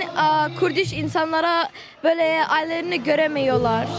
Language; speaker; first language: Turkish; early bilingual, heritage; Kurdish